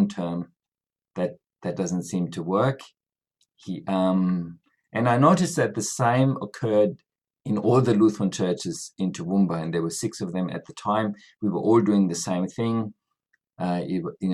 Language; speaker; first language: English; non-native, fluent; German